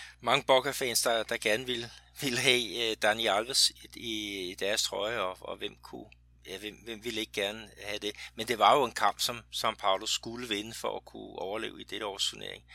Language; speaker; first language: Danish; native; Danish